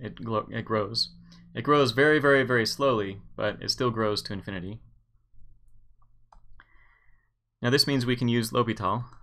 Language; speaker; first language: English; native; English